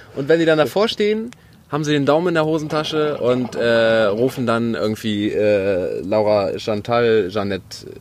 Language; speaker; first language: German; native; German